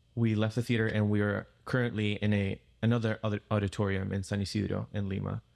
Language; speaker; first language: English; non-native, fluent; Spanish